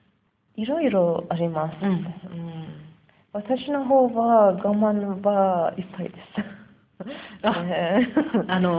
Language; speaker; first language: Japanese; non-native, learner; Persian